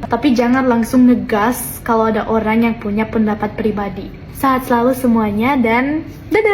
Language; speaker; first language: Indonesian; non-native, fluent; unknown